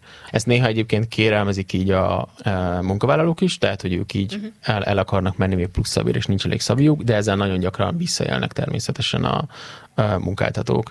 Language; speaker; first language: Hungarian; native; Hungarian